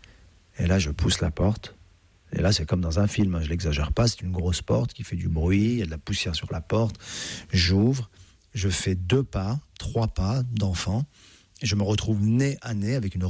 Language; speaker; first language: French; native; French